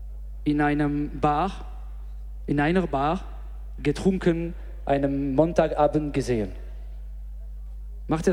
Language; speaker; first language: German; non-native, learner; English